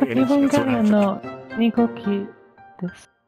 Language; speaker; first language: Japanese; non-native, fluent; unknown